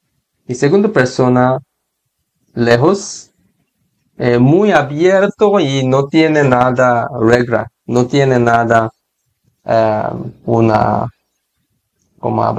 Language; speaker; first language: Spanish; non-native, learner; Korean